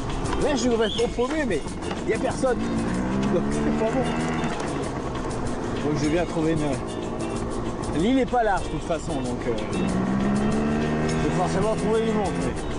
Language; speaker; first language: French; native; French